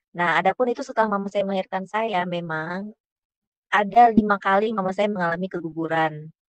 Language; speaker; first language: Indonesian; native; Indonesian